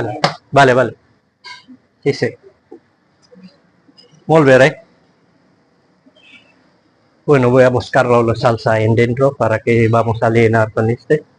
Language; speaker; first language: Spanish; non-native, learner; Filipino